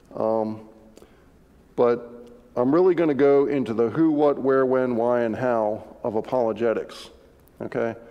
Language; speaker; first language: English; native; English